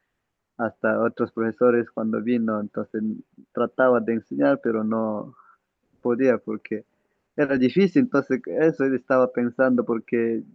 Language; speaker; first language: Spanish; non-native, local second language; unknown